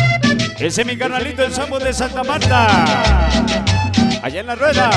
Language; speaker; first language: Spanish; native; Spanish